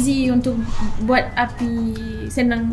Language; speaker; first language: Indonesian; non-native, learner; French